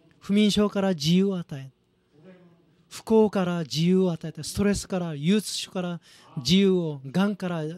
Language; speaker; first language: Japanese; non-native, fluent; Korean